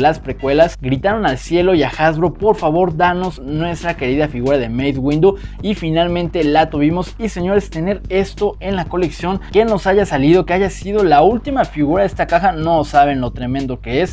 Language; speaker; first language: Spanish; native; Spanish